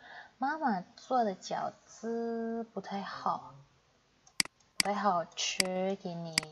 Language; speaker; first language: Chinese; non-native, fluent; Indonesian